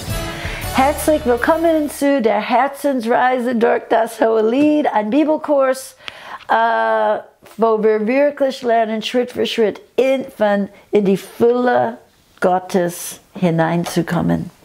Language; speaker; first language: German; non-native, fluent; English